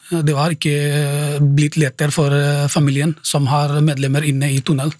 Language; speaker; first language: Norwegian; non-native, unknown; Nepali